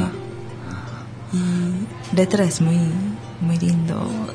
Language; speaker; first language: Spanish; non-native, learner; Japanese